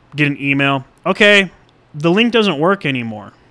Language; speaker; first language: English; native; English